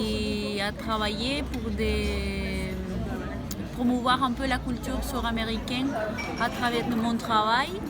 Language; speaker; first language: French; non-native, fluent; Spanish